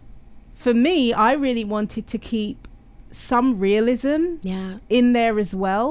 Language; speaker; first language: English; native; English